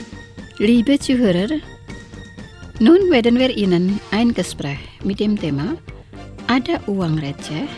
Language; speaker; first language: German; non-native, fluent; Indonesian